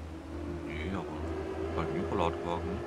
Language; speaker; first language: German; native; German